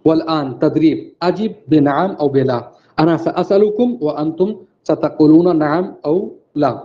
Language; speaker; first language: Arabic; non-native, fluent; Urdu